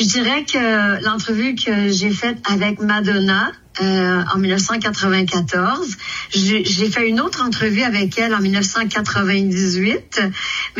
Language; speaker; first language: French; native; French